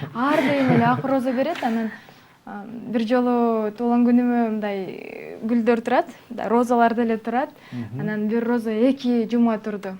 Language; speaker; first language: Kyrgyz; non-native, local second language; Uyghur